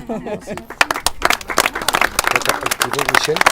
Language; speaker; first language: French; native; French